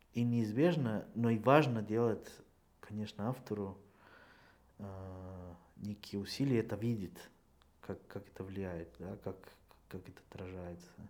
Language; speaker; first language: Russian; non-native, fluent; Spanish